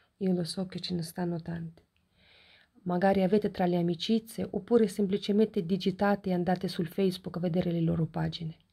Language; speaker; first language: Italian; non-native, fluent; Ukrainian